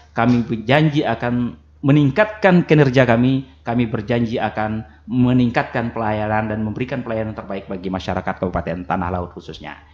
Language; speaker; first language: Indonesian; non-native, local second language; Banjar